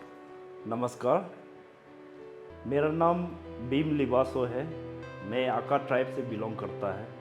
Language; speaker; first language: Hindi; non-native, local second language; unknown